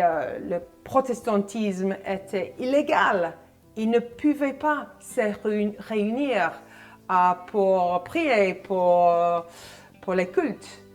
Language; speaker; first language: French; non-native, fluent; English